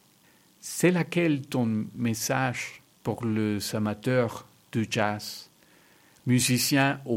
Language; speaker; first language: French; non-native, fluent; Spanish